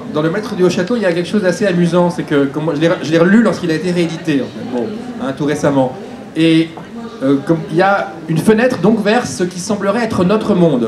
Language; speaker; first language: French; native; French